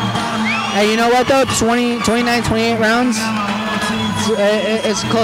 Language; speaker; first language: English; native; English